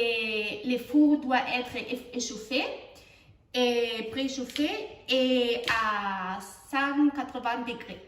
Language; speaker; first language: French; non-native, fluent; Spanish